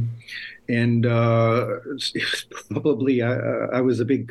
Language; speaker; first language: English; native; English